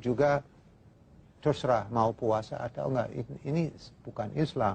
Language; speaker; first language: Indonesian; non-native, fluent; English